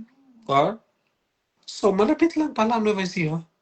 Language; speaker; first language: Filipino; non-native, learner; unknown